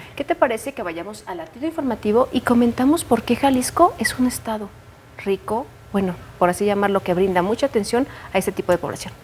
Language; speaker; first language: Spanish; native; Spanish